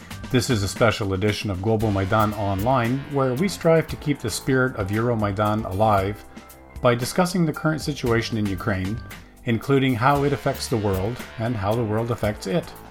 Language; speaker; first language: English; early bilingual, other home language; Ukrainian